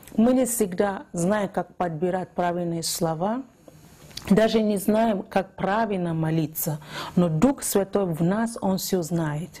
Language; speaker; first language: Russian; non-native, fluent; Yoruba